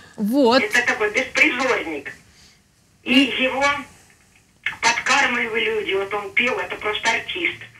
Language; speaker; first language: Russian; native; Russian